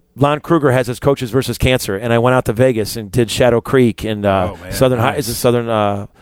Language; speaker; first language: English; native; English